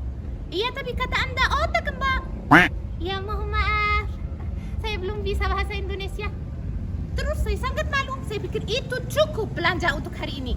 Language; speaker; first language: Indonesian; non-native, learner; Arabic